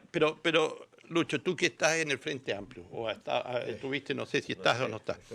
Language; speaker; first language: Spanish; native; Spanish